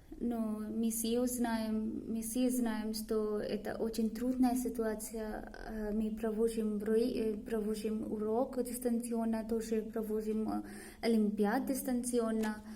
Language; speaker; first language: Russian; non-native, learner; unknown